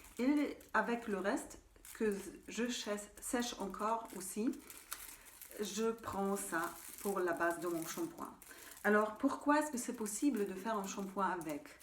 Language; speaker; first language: French; non-native, fluent; German